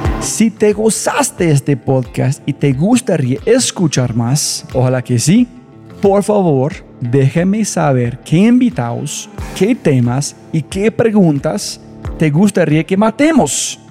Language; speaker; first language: Spanish; non-native, fluent; English